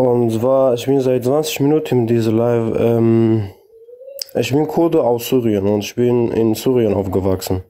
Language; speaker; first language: German; non-native, learner; Kurdish